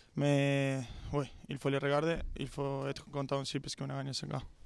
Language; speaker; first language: French; non-native, learner; Spanish